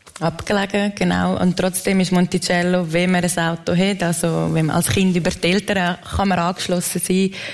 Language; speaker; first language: German; native; German